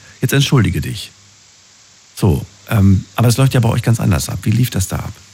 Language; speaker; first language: German; native; German